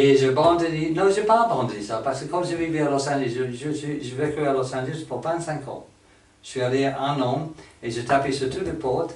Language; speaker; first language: French; non-native, fluent; English